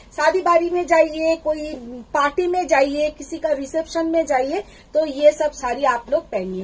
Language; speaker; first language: Hindi; non-native, local second language; Bangla